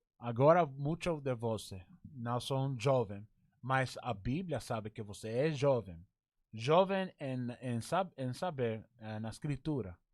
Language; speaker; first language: Portuguese; non-native, learner; English